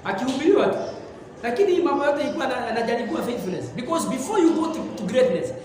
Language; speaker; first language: English; non-native, local second language; Swahili